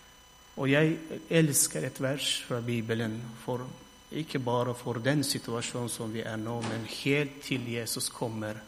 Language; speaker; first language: Norwegian; non-native, fluent; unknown